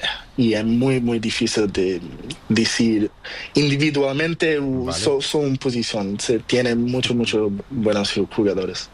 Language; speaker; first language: Spanish; non-native, learner; Portuguese